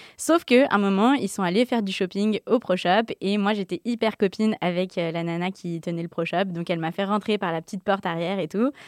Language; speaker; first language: French; native; French